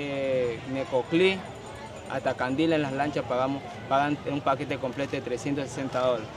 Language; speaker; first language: Spanish; native; Spanish